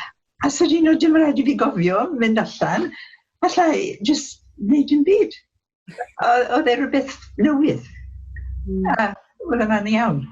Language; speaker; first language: Welsh; non-native, local second language; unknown